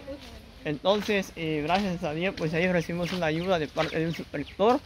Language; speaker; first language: Spanish; native; Spanish